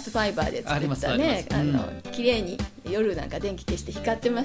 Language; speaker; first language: Japanese; native; Japanese